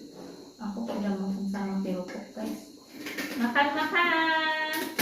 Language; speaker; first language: Indonesian; non-native, learner; Filipino